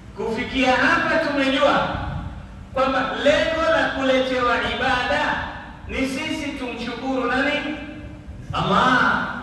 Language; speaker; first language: Swahili; native; Swahili